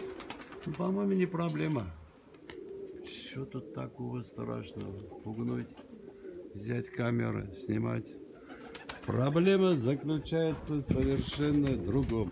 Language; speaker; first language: Russian; native; Russian